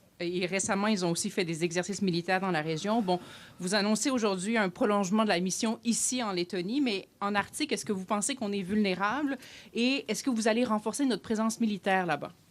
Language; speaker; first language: French; native; French